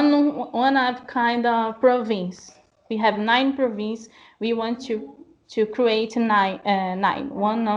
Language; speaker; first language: English; non-native, learner; Portuguese